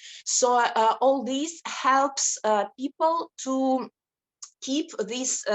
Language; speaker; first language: English; non-native, fluent; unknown